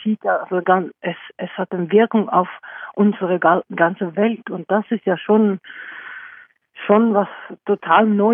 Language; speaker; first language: German; non-native, fluent; Norwegian